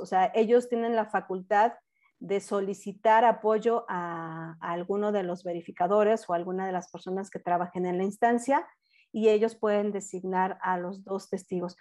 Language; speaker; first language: Spanish; native; Spanish